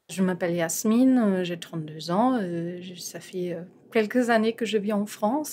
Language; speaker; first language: French; non-native, fluent; German